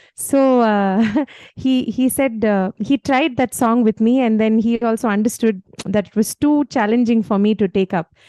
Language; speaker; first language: English; non-native, local second language; Malayalam